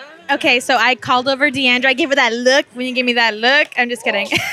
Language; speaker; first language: English; early bilingual, other home language; Spanish